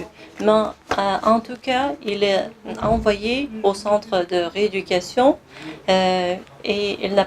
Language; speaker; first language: French; non-native, fluent; Kazakh